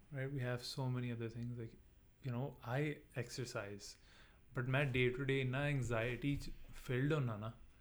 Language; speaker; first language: English; non-native, local second language; Punjabi